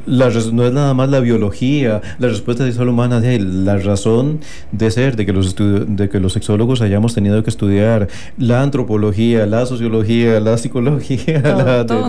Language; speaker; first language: Spanish; native; Spanish